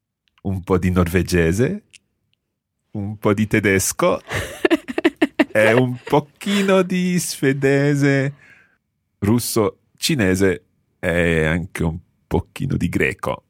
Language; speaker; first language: Italian; non-native, fluent; English